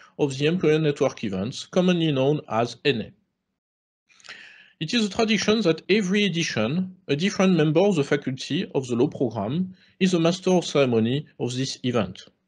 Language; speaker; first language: English; non-native, fluent; French